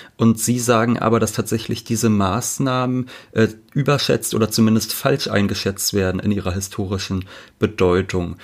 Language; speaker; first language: German; native; German